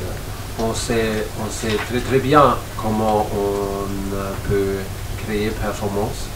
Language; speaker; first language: French; non-native, fluent; German